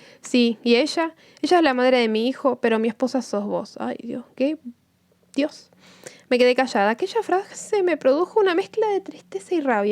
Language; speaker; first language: Spanish; native; Spanish